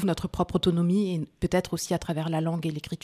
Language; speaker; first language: French; early bilingual, other home language; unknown